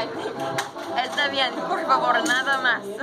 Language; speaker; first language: Spanish; non-native, learner; English